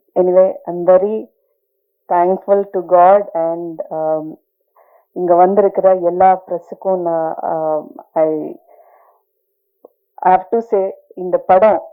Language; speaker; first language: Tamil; non-native, learner; Malayalam